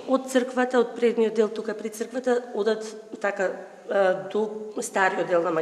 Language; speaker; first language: Macedonian; native; Macedonian